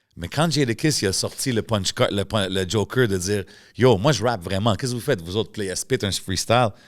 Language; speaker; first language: French; early bilingual, other home language; Arabic